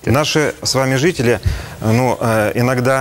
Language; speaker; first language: Russian; native; Russian